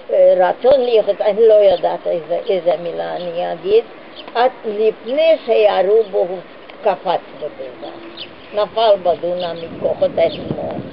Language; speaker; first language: Hebrew; non-native, fluent; Hungarian